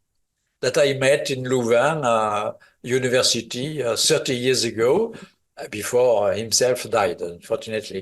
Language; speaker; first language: English; non-native, fluent; French